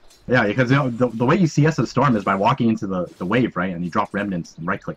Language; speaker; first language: English; native; English